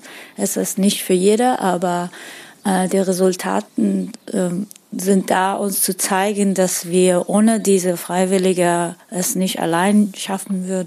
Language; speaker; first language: German; non-native, fluent; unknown